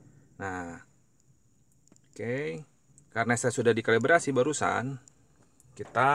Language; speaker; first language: Indonesian; native; Indonesian